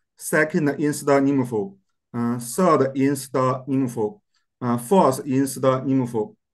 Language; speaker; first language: English; non-native, learner; Chinese